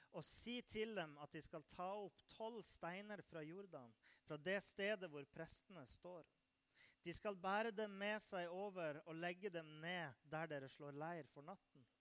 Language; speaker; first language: Norwegian; native; Norwegian